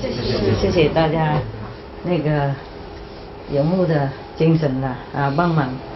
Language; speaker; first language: Chinese; non-native, fluent; Vietnamese